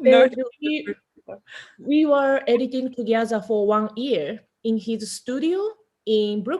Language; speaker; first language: English; non-native, learner; Japanese